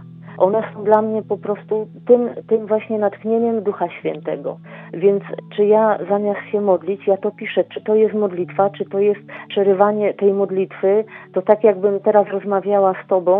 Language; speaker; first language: Polish; native; Polish